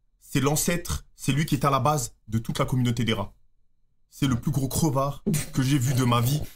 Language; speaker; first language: French; native; French